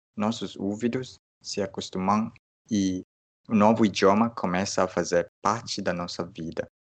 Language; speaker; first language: Portuguese; non-native, fluent; Malay